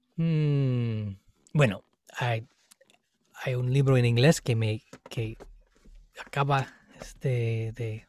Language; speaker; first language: Spanish; non-native, fluent; English